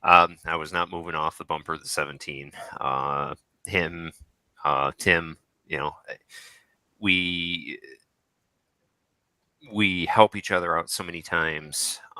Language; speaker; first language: English; native; English